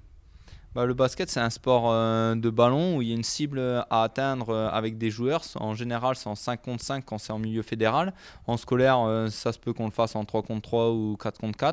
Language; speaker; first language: French; native; French